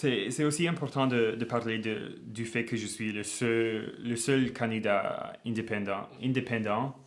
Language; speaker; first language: French; non-native, local second language; English